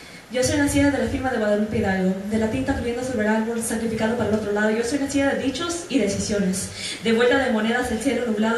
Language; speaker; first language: Spanish; early bilingual, heritage; Spanish